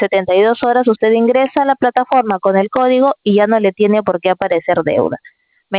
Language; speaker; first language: Spanish; native; Spanish